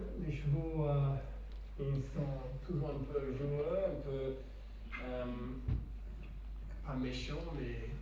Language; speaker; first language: French; non-native, fluent; English